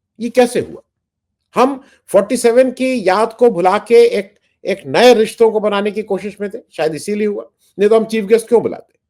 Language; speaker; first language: Hindi; native; Hindi